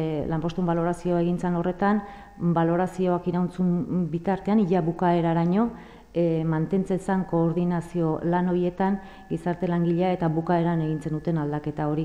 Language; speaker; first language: Basque; native; Basque